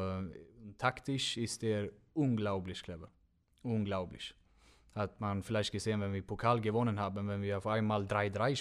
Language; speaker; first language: German; non-native, fluent; Swedish